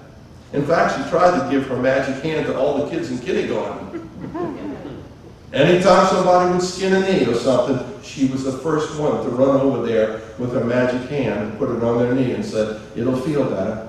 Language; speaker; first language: English; native; English